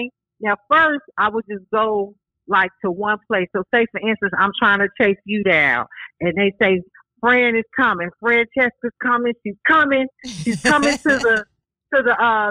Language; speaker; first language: English; native; English